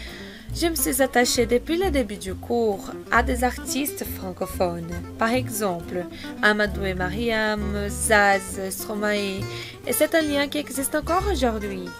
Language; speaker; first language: French; non-native, fluent; Portuguese